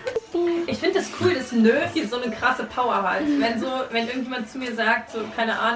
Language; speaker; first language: German; native; German